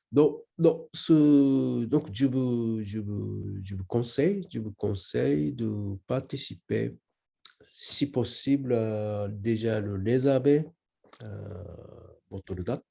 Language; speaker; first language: French; non-native, learner; Japanese